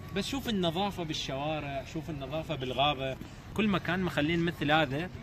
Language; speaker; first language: Arabic; non-native, local second language; Azerbaijani